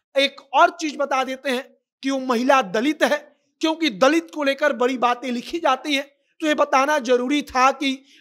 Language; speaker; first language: Hindi; native; Hindi